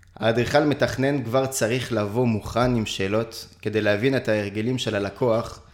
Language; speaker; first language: Hebrew; early bilingual, other home language; French